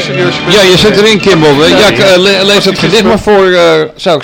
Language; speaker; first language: Dutch; native; Dutch